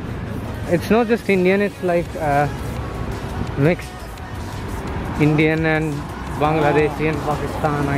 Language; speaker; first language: English; non-native, local second language; Hindi